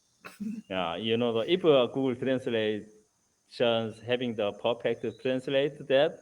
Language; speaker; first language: English; non-native, learner; Korean